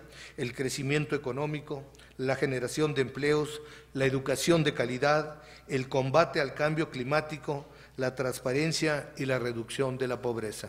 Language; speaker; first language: Spanish; native; Spanish